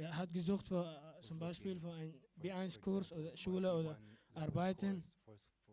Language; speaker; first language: German; non-native, learner; Arabic